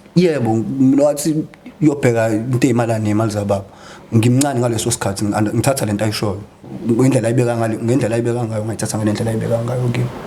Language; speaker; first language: Zulu; non-native, local second language; Xhosa